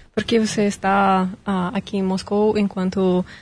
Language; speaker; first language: Portuguese; non-native, fluent; Russian